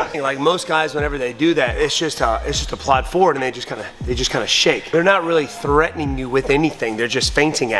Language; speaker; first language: English; native; English